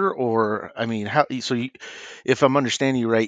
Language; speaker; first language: English; native; English